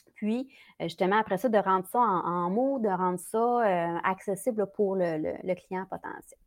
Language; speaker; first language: French; native; French